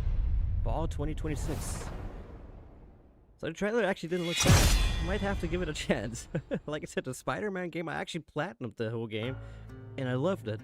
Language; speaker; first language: English; native; English